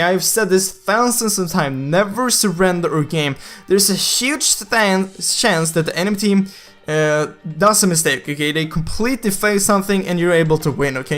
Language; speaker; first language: English; non-native, fluent; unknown